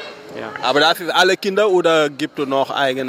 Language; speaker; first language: German; non-native, learner; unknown